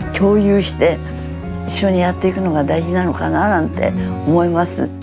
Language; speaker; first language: Japanese; native; Japanese